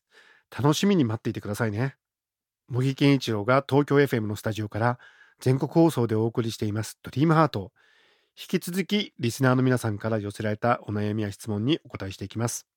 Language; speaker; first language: Japanese; native; Japanese